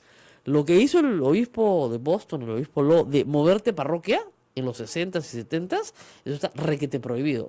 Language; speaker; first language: Spanish; native; Spanish